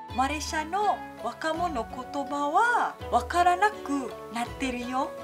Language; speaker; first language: Japanese; non-native, fluent; Malay